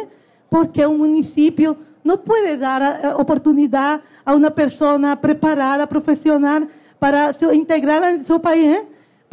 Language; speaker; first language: Portuguese; non-native, learner; Spanish